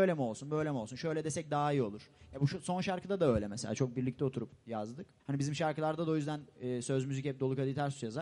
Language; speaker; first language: Turkish; native; Turkish